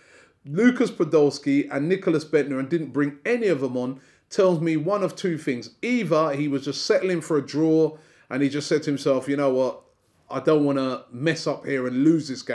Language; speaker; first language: English; native; English